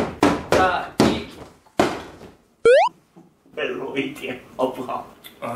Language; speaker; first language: Chinese; non-native, fluent; Japanese